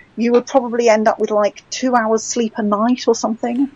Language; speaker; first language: English; native; English